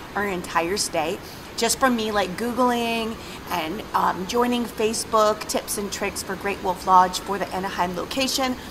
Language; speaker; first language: English; native; English